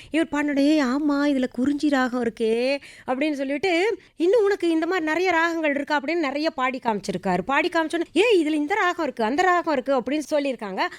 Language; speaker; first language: Tamil; non-native, local second language; Hindi